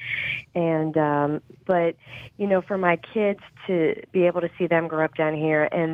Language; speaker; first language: English; native; English